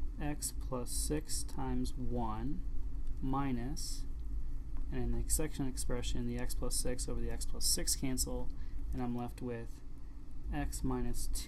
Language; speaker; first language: English; native; English